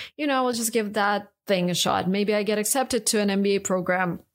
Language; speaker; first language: English; non-native, fluent; Russian